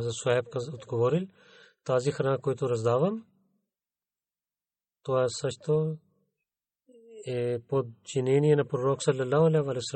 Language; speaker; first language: Bulgarian; non-native, learner; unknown